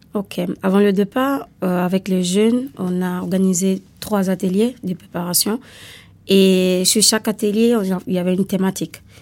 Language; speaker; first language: French; non-native, fluent; Italian